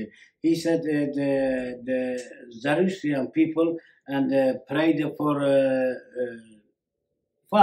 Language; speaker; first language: English; non-native, learner; Kurdish